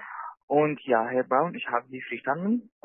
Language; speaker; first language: German; non-native, learner; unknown